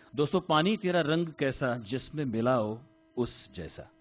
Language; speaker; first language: Hindi; non-native, local second language; Marathi